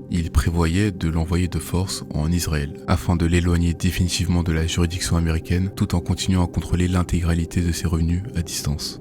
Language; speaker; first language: French; native; French